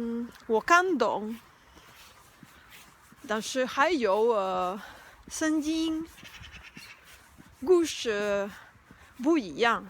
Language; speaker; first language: Chinese; non-native, learner; Spanish